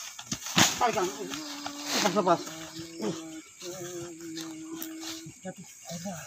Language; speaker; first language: Indonesian; native; Indonesian